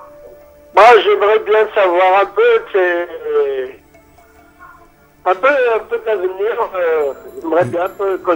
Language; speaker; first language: French; non-native, learner; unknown